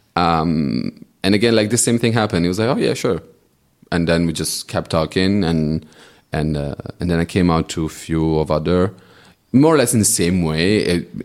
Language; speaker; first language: English; non-native, fluent; Italian